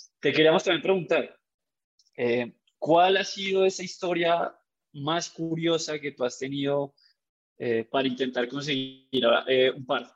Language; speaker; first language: Spanish; native; Spanish